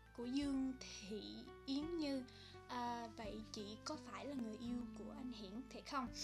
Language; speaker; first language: Vietnamese; early bilingual, heritage; Vietnamese